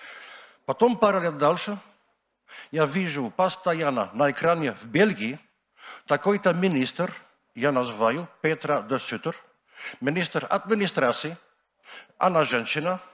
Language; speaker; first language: Russian; non-native, learner; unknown